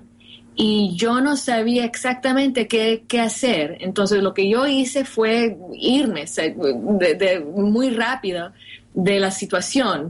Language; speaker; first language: Spanish; early bilingual, heritage; Spanish